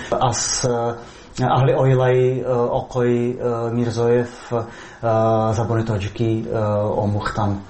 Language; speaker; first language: Persian; non-native, fluent; Czech